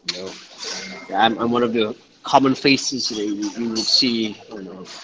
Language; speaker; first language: English; non-native, local second language; Malay